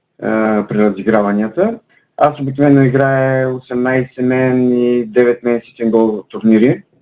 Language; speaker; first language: Bulgarian; native; Bulgarian